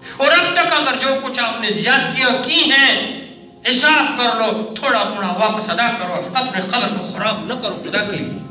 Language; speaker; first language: Urdu; non-native, local second language; Pashto